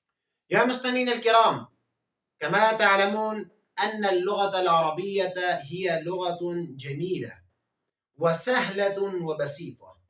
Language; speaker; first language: Arabic; non-native, fluent; Urdu